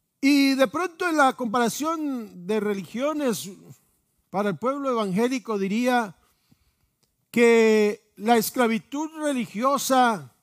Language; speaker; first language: Spanish; native; Spanish